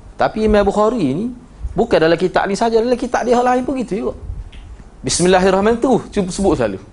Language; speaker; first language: Malay; native; Malay